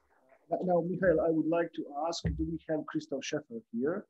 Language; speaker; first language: English; non-native, fluent; Croatian